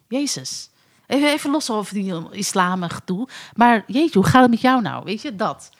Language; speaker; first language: Dutch; early bilingual, other home language; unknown